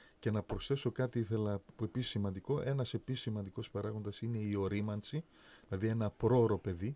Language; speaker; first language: Greek; early bilingual, heritage; Greek